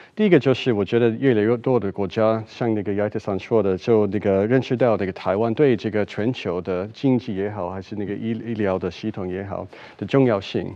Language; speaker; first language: Chinese; non-native, fluent; English